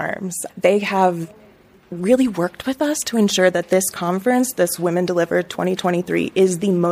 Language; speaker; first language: English; native; English